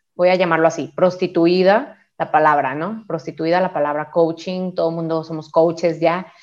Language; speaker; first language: Spanish; native; Spanish